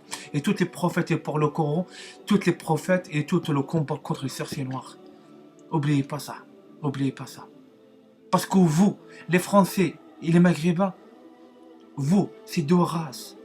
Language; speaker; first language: French; non-native, learner; Arabic